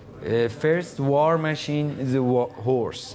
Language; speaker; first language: English; non-native, learner; Persian